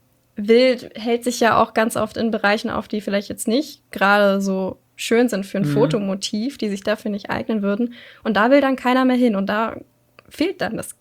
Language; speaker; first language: German; native; German